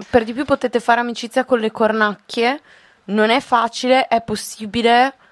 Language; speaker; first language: Italian; native; Italian